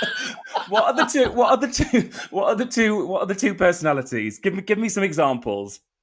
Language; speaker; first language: English; native; English